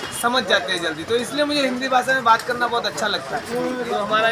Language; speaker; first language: Hindi; non-native, local second language; Bangla